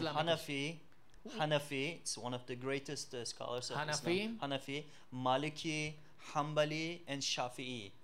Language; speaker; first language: English; non-native, fluent; Uzbek